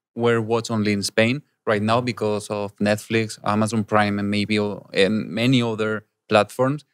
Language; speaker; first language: English; non-native, fluent; Spanish